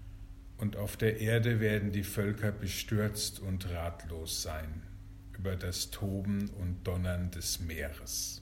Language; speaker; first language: German; native; German